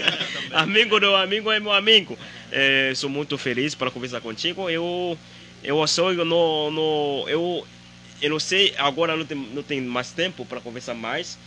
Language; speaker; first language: Portuguese; non-native, learner; Haitian Creole